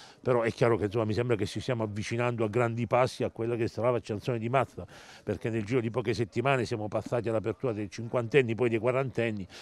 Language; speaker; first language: Italian; native; Italian